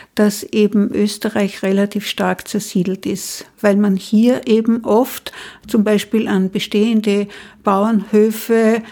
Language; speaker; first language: German; native; German